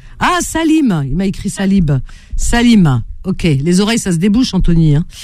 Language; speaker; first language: French; native; French